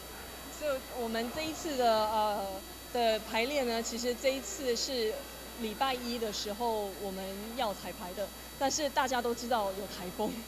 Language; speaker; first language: Chinese; native; Chinese